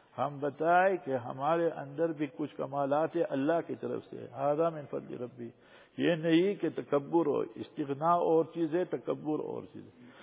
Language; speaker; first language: Urdu; non-native, local second language; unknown